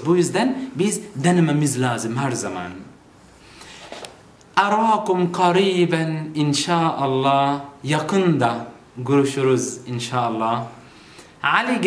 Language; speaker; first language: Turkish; non-native, fluent; Arabic